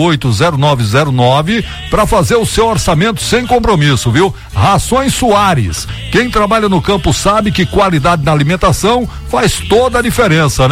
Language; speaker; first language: Portuguese; native; Portuguese